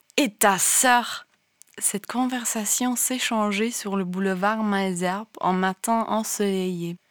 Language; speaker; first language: French; non-native, fluent; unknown